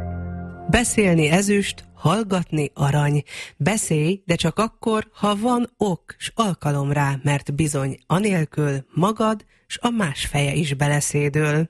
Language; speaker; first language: Hungarian; native; Hungarian